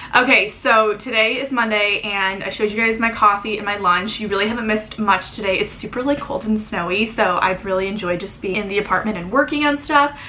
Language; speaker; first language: English; native; English